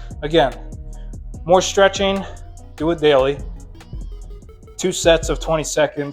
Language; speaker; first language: English; native; English